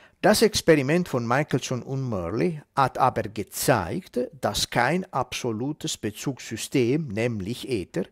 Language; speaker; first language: German; non-native, fluent; Italian